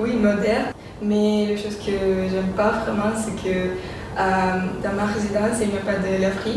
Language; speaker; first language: French; non-native, fluent; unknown